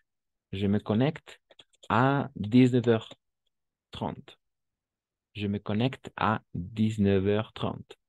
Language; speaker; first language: French; non-native, fluent; Spanish